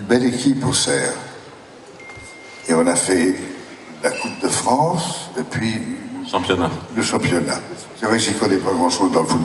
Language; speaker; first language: French; native; French